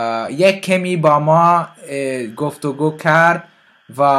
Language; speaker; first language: Persian; non-native, learner; French